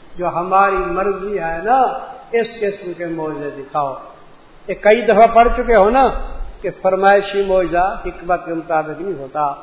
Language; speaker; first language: Urdu; non-native, local second language; Punjabi